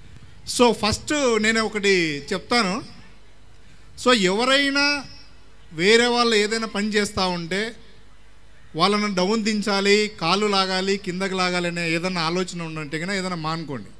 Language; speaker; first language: Telugu; native; Telugu